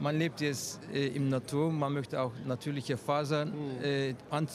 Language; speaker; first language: German; non-native, fluent; Turkish